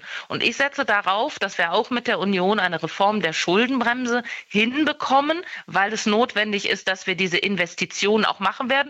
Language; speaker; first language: German; native; German